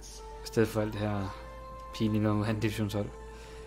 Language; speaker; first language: Danish; native; Danish